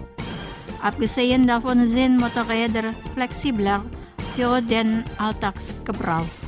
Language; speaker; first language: German; non-native, fluent; Indonesian